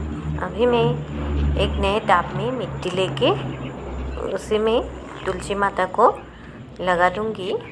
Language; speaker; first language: Hindi; non-native, local second language; Assamese